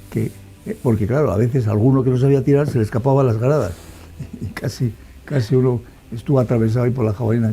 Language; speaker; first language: Spanish; native; Spanish